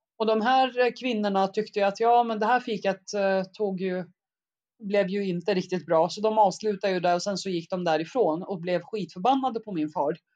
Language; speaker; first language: Swedish; early bilingual, other home language; Arabic